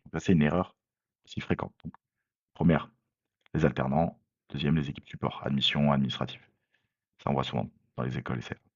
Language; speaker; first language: French; native; French